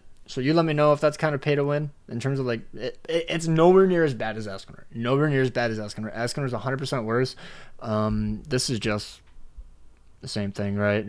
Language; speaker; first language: English; native; English